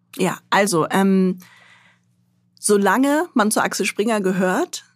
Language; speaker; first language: German; early bilingual, other home language; Arabic